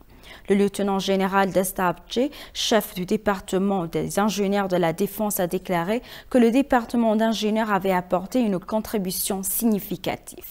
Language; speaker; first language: French; non-native, fluent; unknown